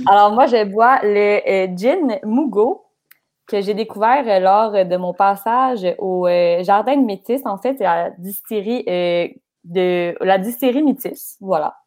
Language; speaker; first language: French; native; French